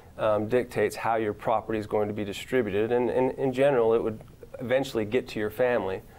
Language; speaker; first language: English; native; English